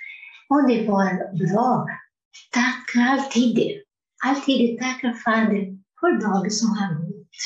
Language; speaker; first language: Swedish; non-native, fluent; Portuguese